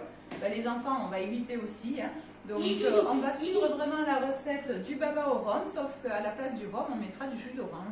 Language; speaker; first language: French; native; French